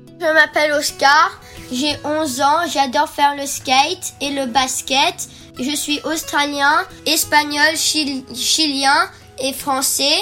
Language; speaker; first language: French; early bilingual, heritage; French